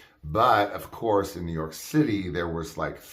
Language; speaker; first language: English; native; English